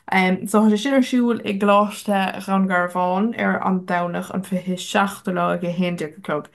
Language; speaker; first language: Irish; non-native, local second language; English